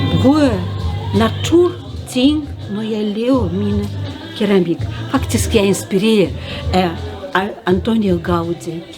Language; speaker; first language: Danish; non-native, learner; Russian